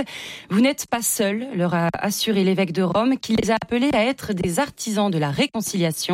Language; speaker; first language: French; native; French